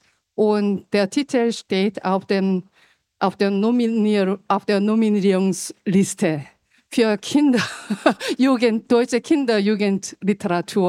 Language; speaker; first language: German; non-native, fluent; Korean